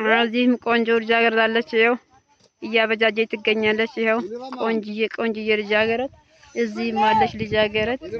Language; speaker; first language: Amharic; non-native, local second language; Oromo